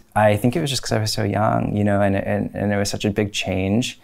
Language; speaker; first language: English; native; English